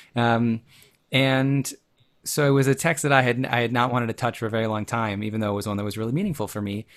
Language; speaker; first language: English; native; English